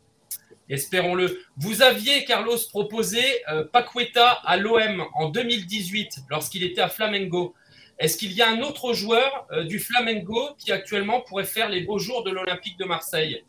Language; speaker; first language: French; native; French